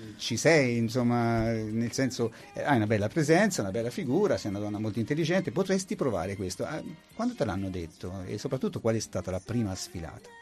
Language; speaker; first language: Italian; native; Italian